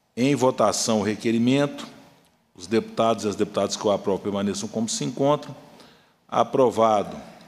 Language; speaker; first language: Portuguese; native; Portuguese